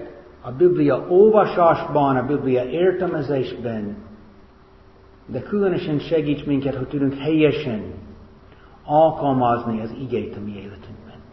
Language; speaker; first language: Hungarian; non-native, fluent; English